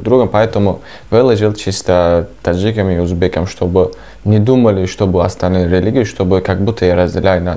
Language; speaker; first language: Russian; non-native, fluent; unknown